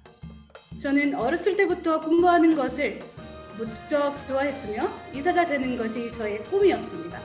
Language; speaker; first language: Korean; non-native, fluent; Arabic